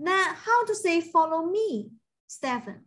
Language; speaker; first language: English; non-native, fluent; Chinese